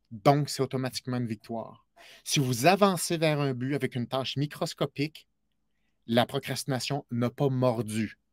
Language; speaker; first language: French; native; French